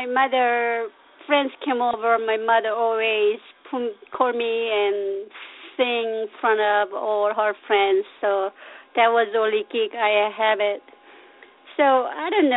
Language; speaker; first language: English; non-native, learner; Korean